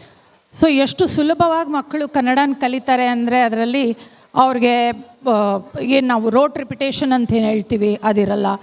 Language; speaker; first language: Kannada; non-native, local second language; Telugu